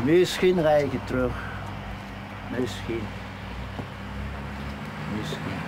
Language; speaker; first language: Dutch; non-native, learner; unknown